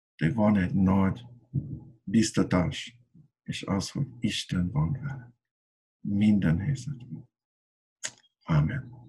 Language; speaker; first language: Hungarian; non-native, learner; English